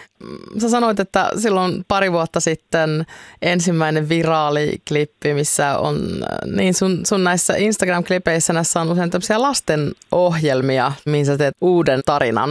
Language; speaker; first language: Finnish; native; Finnish